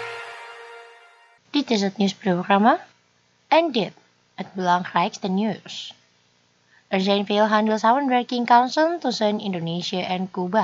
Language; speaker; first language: Dutch; non-native, fluent; Indonesian